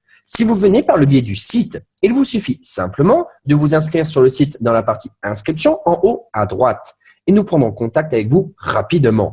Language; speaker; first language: French; native; French